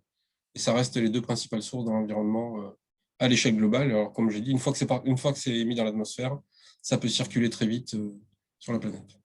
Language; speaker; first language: French; native; French